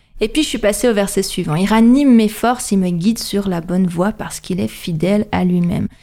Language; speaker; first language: French; native; French